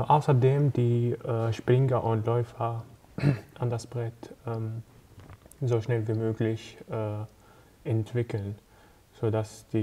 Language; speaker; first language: German; non-native, learner; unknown